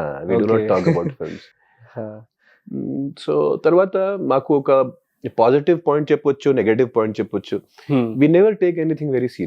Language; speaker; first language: Telugu; non-native, local second language; Hindi